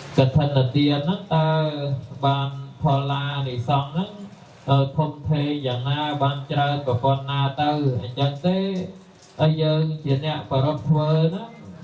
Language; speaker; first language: Khmer; native; Khmer